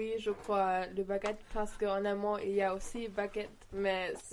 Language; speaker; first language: French; non-native, fluent; German